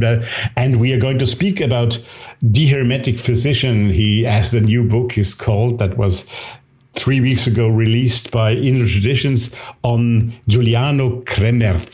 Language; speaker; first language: English; non-native, fluent; German